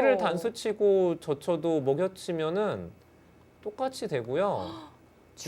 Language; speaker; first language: Korean; native; Korean